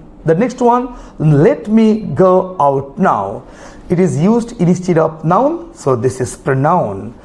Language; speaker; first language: English; non-native, local second language; Bangla